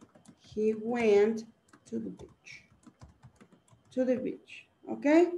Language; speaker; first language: English; non-native, learner; Spanish